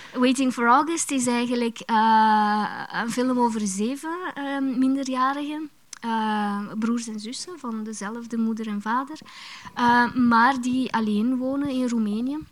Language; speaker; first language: Dutch; early bilingual, other home language; Romanian